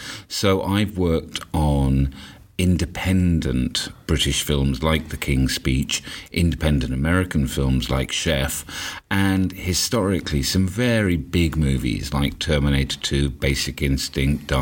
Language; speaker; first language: English; native; English